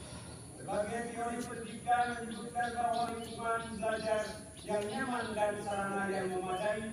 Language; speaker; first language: Indonesian; native; Indonesian